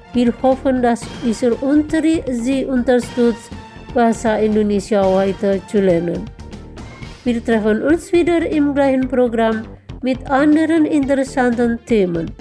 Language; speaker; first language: German; non-native, fluent; Indonesian